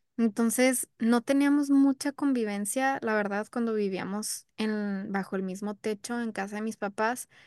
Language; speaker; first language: Spanish; early bilingual, heritage; Spanish